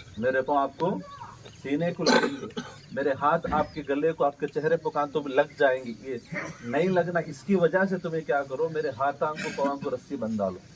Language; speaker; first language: Urdu; native; Urdu